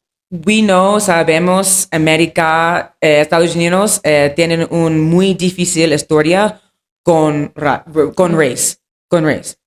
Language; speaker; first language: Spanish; non-native, learner; English